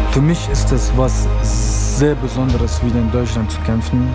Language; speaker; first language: German; early bilingual, other home language; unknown